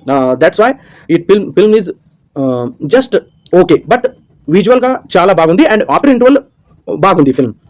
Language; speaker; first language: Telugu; non-native, learner; Kannada